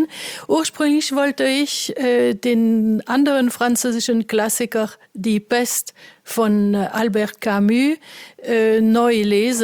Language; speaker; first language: German; non-native, fluent; French